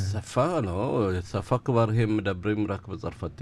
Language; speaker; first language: Hebrew; non-native, learner; Amharic